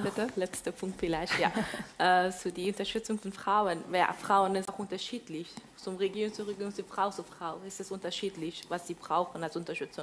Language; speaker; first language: German; non-native, fluent; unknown